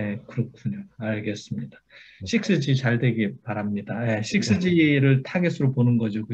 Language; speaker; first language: Korean; native; Korean